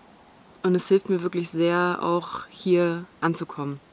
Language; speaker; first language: German; native; German